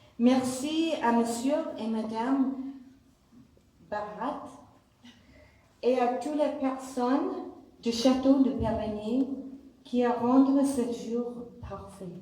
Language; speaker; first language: French; non-native, learner; English